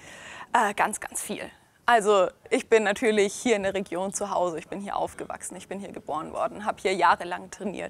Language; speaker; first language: German; native; German